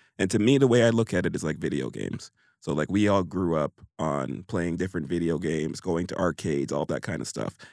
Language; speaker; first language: English; native; English